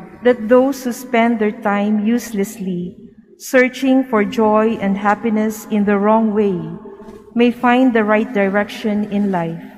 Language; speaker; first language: English; non-native, local second language; Filipino